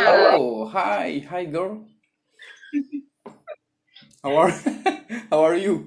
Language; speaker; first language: English; non-native, learner; Indonesian